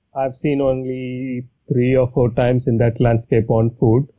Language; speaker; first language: English; non-native, local second language; Tamil